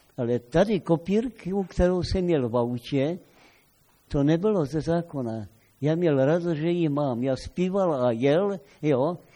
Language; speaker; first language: Czech; native; Czech